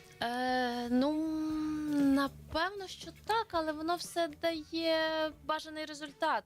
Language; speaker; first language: Ukrainian; native; Ukrainian